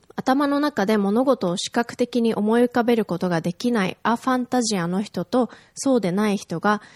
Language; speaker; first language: Japanese; early bilingual, heritage; Japanese